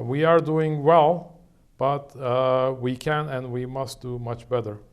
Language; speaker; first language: English; non-native, fluent; Turkish